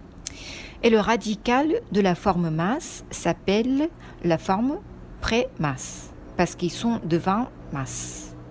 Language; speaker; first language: French; non-native, fluent; Japanese